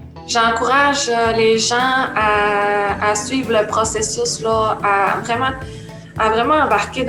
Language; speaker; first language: French; native; French